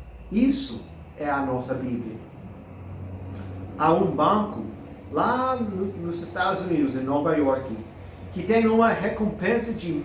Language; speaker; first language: Portuguese; non-native, fluent; English